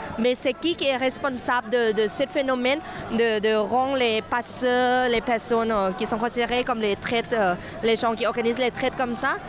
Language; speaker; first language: French; non-native, fluent; Thai